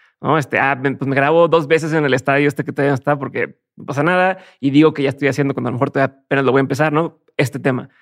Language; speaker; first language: Spanish; native; Spanish